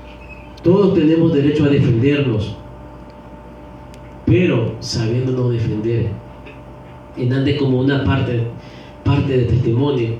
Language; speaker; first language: Spanish; native; Spanish